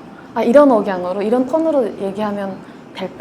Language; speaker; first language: Korean; native; Korean